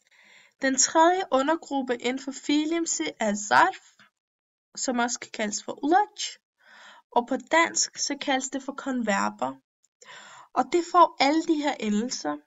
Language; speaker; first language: Danish; early bilingual, other home language; Turkish